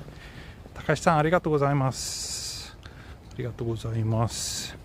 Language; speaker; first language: Japanese; non-native, fluent; Swedish